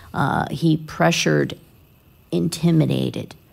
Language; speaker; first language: English; native; English